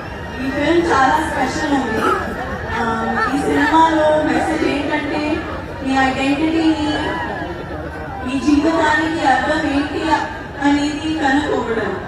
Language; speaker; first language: Telugu; non-native, local second language; Hindi